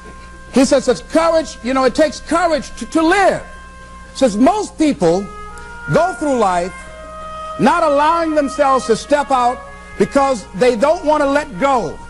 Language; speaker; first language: English; native; English